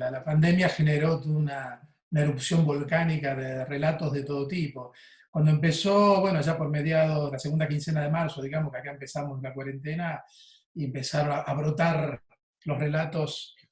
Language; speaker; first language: Spanish; native; Spanish